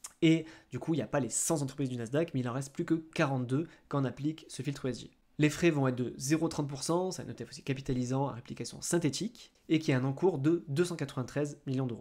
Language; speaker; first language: French; native; French